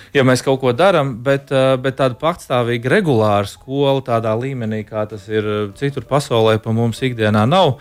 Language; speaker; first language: Latvian; native; Latvian